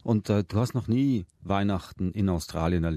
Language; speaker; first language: German; native; German